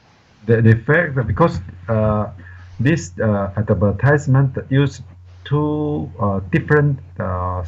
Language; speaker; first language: English; non-native, learner; Chinese